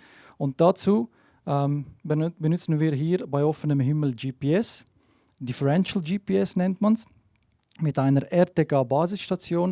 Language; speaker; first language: German; native; German